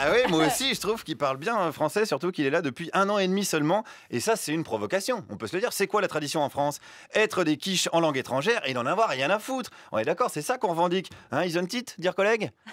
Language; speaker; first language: French; native; French